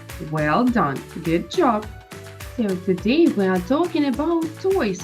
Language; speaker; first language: English; non-native, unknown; Ukrainian